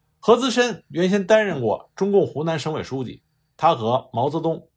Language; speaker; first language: Chinese; native; Chinese